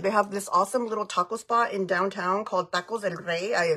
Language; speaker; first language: English; early bilingual, other home language; Spanish